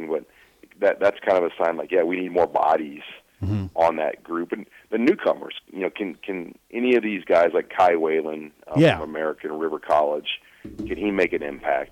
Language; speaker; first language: English; native; English